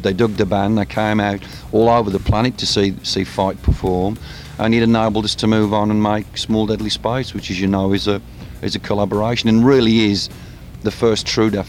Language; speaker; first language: English; native; English